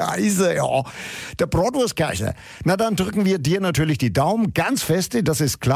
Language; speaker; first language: German; native; German